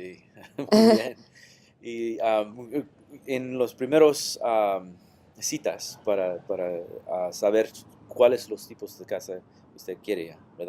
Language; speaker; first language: Spanish; non-native, learner; English